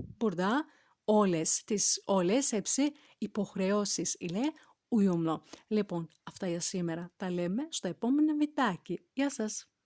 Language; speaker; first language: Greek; non-native, fluent; Turkish